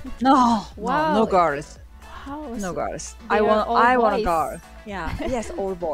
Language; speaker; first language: English; non-native, learner; Japanese